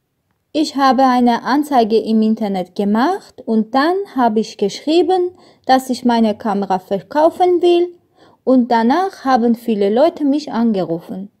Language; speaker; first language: German; non-native, learner; Armenian